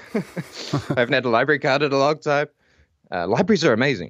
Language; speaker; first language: English; native; English